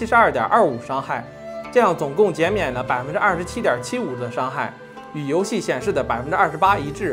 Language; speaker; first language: Chinese; native; Chinese